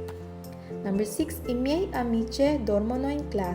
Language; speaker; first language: Italian; non-native, learner; Filipino